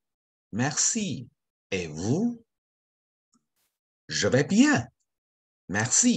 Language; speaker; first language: French; non-native, fluent; Chinese